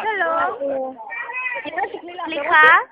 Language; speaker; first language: Hebrew; native; Hebrew